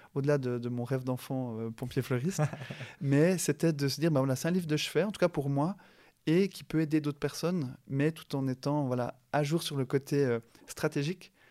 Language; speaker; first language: French; native; French